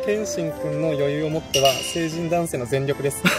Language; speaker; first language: Japanese; native; Japanese